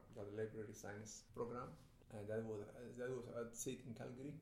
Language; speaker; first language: English; non-native, fluent; Somali